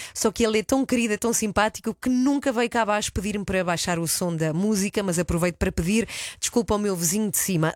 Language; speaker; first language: Portuguese; native; Portuguese